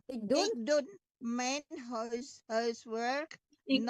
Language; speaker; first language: Dutch; non-native, learner; Indonesian